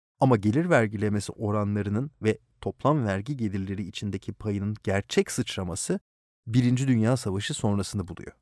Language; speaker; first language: Turkish; native; Turkish